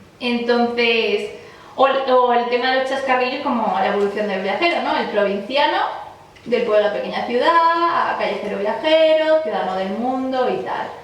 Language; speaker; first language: Spanish; early bilingual, other home language; Chinese